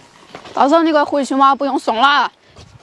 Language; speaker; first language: Chinese; native; Chinese